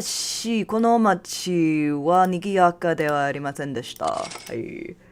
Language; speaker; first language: Japanese; non-native, learner; English